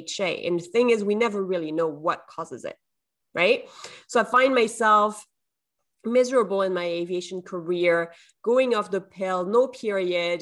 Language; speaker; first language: English; non-native, fluent; French